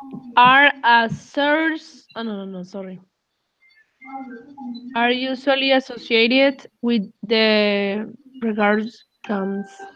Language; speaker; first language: English; non-native, learner; Spanish